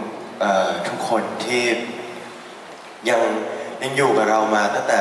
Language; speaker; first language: Thai; native; Thai